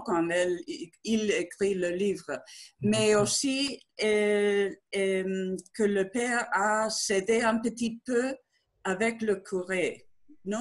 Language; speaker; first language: French; non-native, learner; Spanish